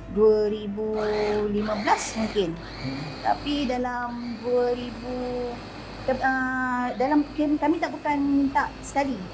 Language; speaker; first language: Malay; native; Malay